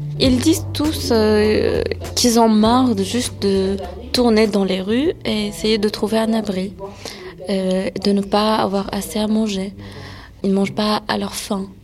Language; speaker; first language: French; early bilingual, other home language; Arabic